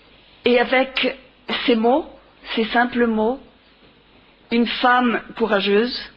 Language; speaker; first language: French; non-native, fluent; Spanish